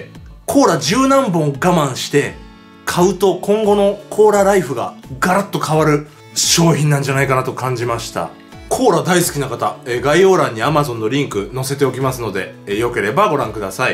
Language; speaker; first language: Japanese; native; Japanese